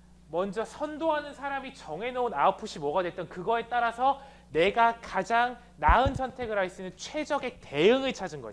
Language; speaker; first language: Korean; early bilingual, heritage; Korean